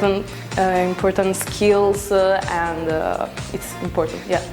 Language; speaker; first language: English; non-native, learner; Italian